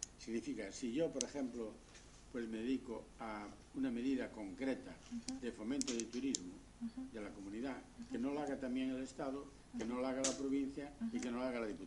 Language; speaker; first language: Spanish; native; Spanish